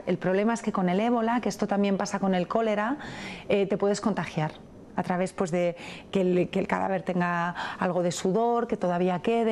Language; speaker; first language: Spanish; native; Spanish